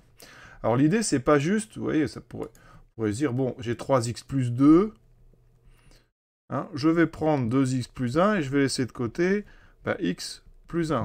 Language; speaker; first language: French; native; French